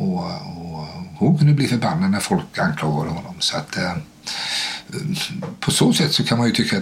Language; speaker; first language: Swedish; native; Swedish